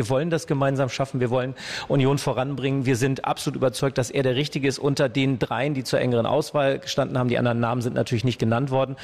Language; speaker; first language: German; native; German